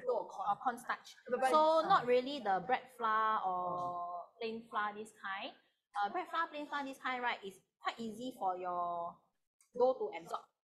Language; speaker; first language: English; non-native, local second language; Chinese